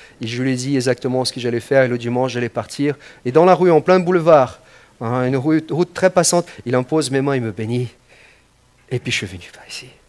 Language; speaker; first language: French; non-native, fluent; Portuguese